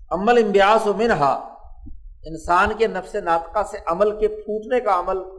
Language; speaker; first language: Urdu; non-native, local second language; Punjabi